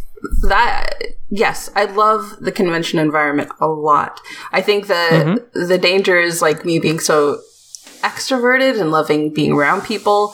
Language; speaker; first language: English; native; English